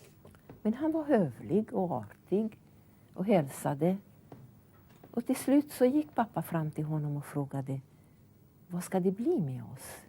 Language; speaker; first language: Swedish; non-native, fluent; Hungarian